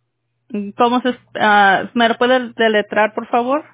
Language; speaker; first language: Spanish; early bilingual, heritage; Spanish